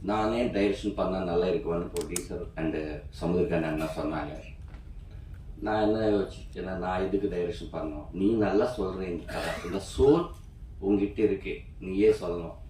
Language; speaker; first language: Tamil; non-native, learner; Telugu